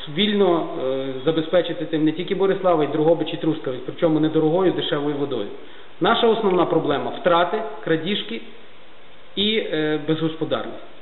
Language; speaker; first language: Ukrainian; native; Ukrainian